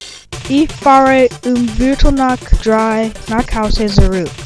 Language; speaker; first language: German; non-native, learner; English